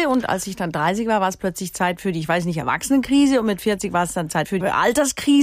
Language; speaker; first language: German; native; German